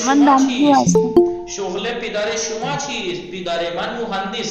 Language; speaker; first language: Persian; non-native, fluent; Urdu